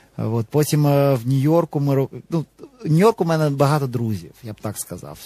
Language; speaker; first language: Ukrainian; non-native, local second language; Russian